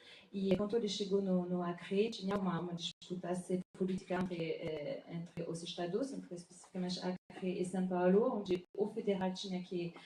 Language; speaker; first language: Portuguese; non-native, fluent; French